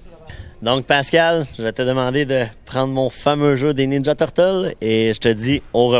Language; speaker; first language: French; native; French